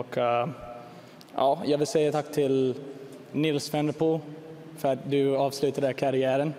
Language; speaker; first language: Swedish; early bilingual, heritage; English